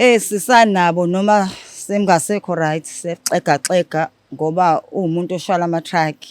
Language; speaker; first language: Zulu; native; Zulu